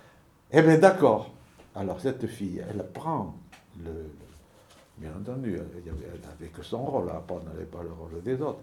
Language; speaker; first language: French; native; French